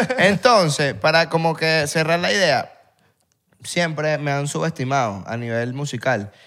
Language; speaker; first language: Spanish; native; Spanish